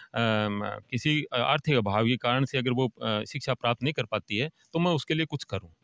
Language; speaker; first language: Hindi; native; Hindi